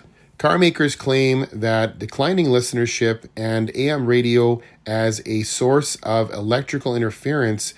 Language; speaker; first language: English; native; English